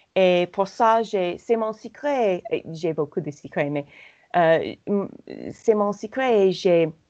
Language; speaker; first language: French; non-native, fluent; English